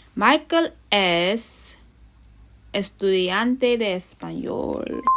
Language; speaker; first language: Spanish; non-native, learner; English